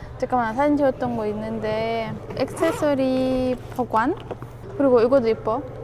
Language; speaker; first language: Korean; non-native, learner; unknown